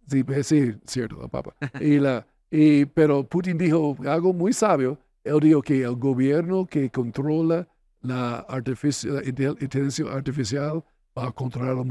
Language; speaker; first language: Spanish; non-native, fluent; English